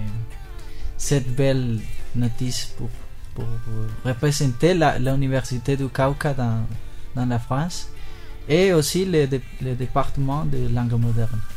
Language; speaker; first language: French; non-native, learner; Spanish